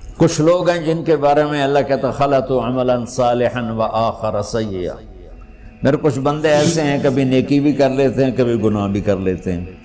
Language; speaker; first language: Urdu; non-native, local second language; Punjabi